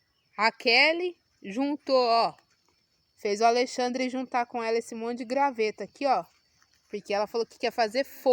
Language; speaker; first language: Portuguese; native; Portuguese